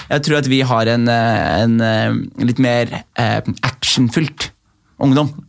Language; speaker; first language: Norwegian; early bilingual, other home language; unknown